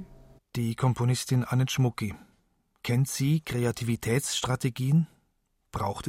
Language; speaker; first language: German; native; German